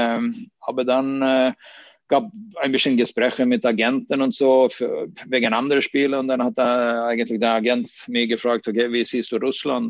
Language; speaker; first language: German; non-native, fluent; Swedish